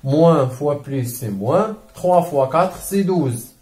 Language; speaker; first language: French; non-native, local second language; Arabic